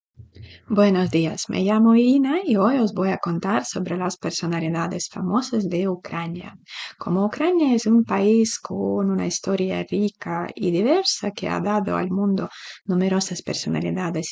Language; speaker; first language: Spanish; non-native, fluent; Ukrainian